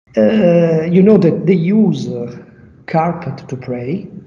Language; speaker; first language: English; non-native, learner; Italian